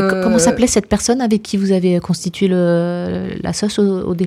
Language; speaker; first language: French; native; French